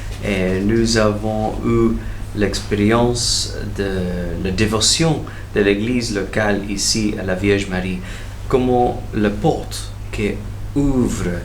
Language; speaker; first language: French; non-native, fluent; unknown